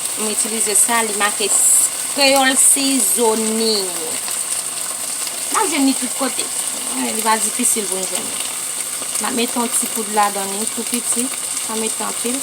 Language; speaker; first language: French; non-native, local second language; Haitian Creole